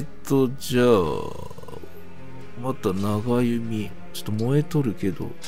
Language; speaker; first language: Japanese; native; Japanese